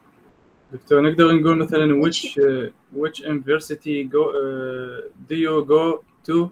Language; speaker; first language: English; non-native, learner; Arabic